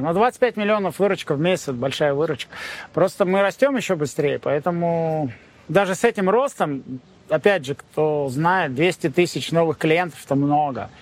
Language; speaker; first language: Russian; native; Russian